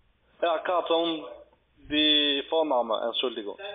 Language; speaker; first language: German; non-native, learner; Albanian